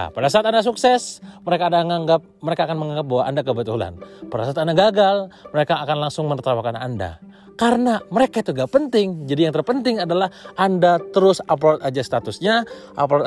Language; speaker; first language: Indonesian; native; Indonesian